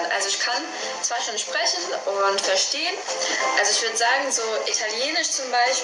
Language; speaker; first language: German; non-native, fluent; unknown